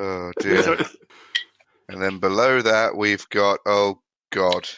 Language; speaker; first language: English; native; English